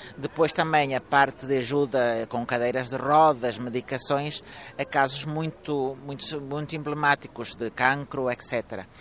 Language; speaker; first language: Portuguese; early bilingual, heritage; Portuguese